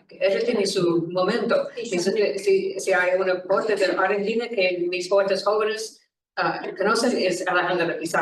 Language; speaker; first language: Spanish; non-native, learner; English